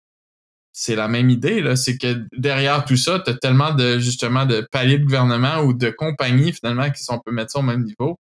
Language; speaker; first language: French; native; French